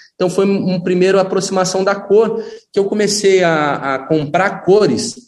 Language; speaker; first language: Portuguese; native; Portuguese